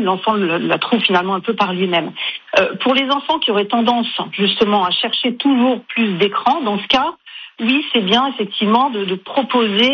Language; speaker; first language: French; native; French